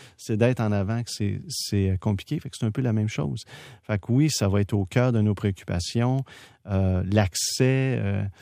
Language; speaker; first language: French; native; French